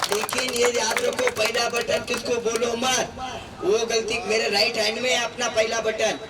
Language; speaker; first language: Hindi; non-native, local second language; Marathi